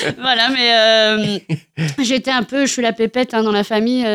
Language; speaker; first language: French; native; French